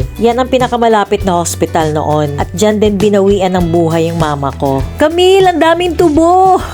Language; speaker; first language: Filipino; native; Filipino